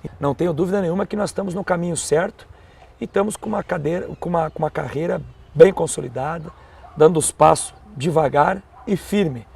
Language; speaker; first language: Portuguese; native; Portuguese